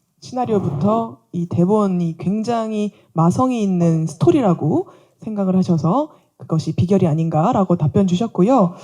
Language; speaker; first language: Korean; native; Korean